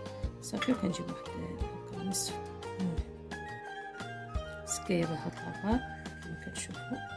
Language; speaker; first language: Arabic; native; Arabic